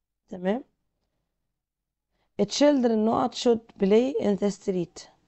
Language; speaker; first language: English; non-native, fluent; Arabic